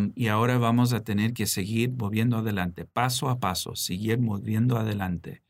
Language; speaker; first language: Spanish; early bilingual, heritage; Spanish